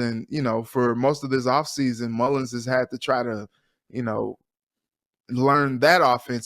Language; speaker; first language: English; native; English